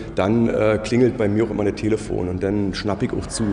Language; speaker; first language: German; native; German